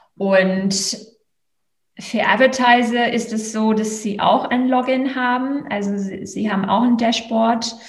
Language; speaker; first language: German; non-native, fluent; English